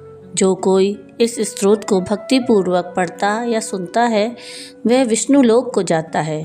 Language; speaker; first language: Hindi; native; Hindi